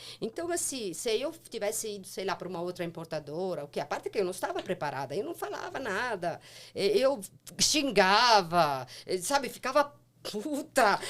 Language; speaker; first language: Portuguese; non-native, fluent; Italian